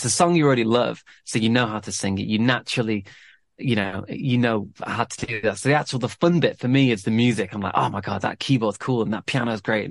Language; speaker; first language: English; native; English